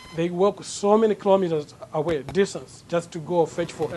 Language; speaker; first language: English; non-native, local second language; Nyanja